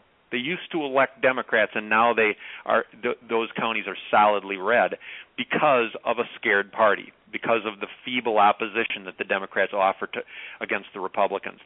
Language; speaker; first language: English; native; English